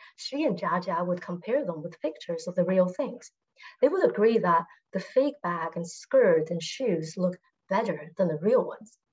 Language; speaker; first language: English; non-native, fluent; Chinese